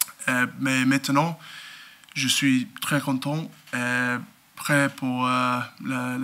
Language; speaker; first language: French; non-native, learner; Spanish